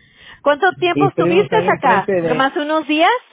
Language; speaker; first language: Spanish; early bilingual, heritage; Spanish